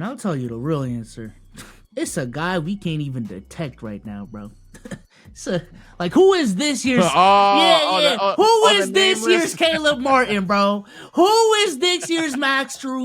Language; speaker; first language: English; native; English